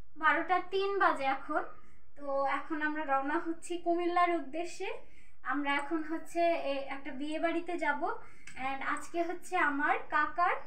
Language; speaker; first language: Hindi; non-native, learner; Bangla